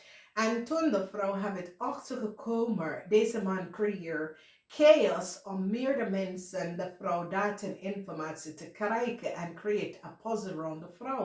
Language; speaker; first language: Dutch; non-native, fluent; English